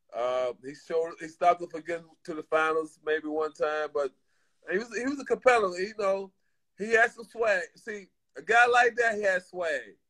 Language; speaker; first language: English; native; English